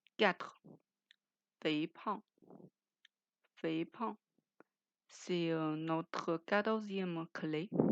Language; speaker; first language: French; non-native, fluent; Chinese